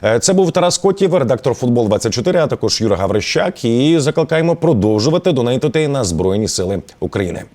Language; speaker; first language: Ukrainian; native; Ukrainian